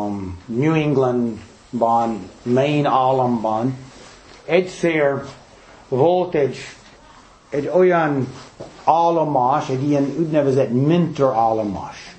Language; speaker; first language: Hungarian; non-native, fluent; English